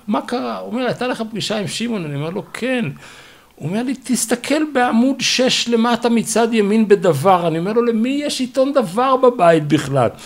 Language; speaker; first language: Hebrew; native; Hebrew